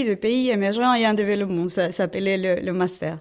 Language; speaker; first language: French; non-native, fluent; Spanish